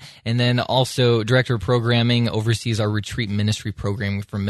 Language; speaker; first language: English; native; English